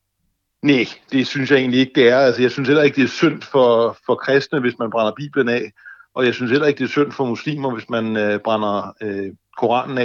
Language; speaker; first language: Danish; native; Danish